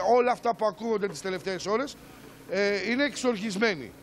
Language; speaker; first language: Greek; native; Greek